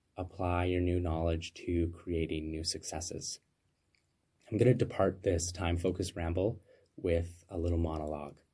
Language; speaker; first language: English; native; English